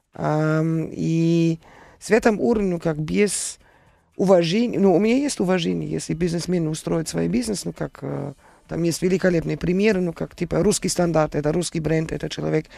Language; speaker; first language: Russian; non-native, learner; German